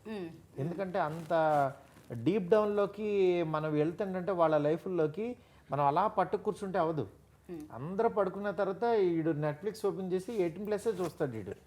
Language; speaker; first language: Telugu; native; Telugu